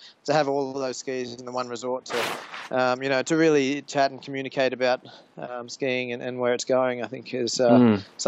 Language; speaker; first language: English; native; English